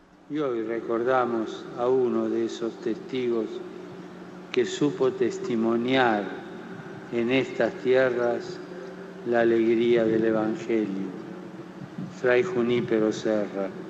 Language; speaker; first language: Spanish; native; Spanish